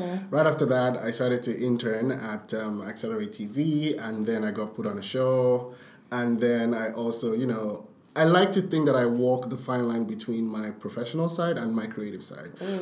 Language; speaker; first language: English; non-native, local second language; Yoruba